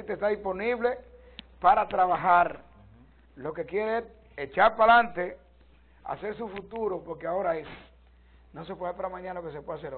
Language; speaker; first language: Spanish; native; Spanish